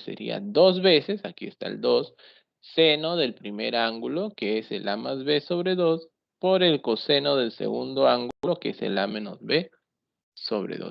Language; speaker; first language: Spanish; native; Spanish